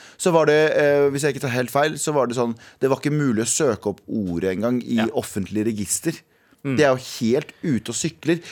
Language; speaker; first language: Norwegian; early bilingual, other home language; Kurdish